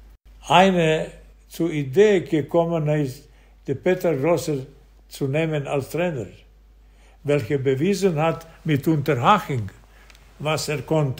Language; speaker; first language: German; non-native, fluent; Serbian